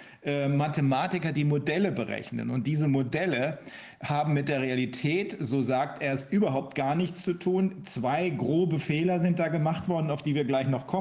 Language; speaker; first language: German; native; German